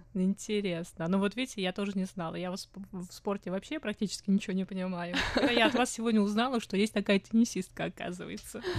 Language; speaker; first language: Russian; non-native, fluent; Romanian